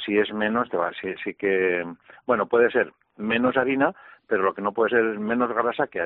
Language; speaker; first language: Spanish; native; Spanish